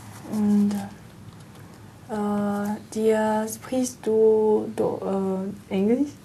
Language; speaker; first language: German; non-native, learner; Portuguese